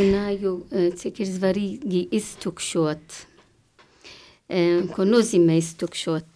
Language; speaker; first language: Latvian; non-native, learner; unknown